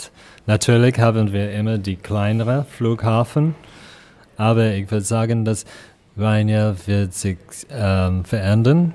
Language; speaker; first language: German; non-native, fluent; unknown